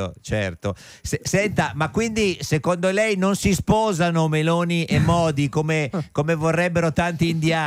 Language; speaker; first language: Italian; native; Italian